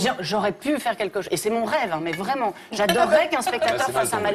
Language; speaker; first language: French; native; French